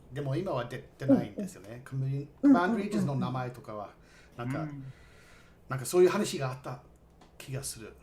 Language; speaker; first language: Japanese; non-native, fluent; English